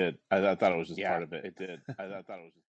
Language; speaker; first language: English; native; English